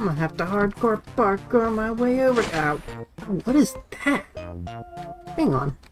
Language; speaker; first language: English; native; English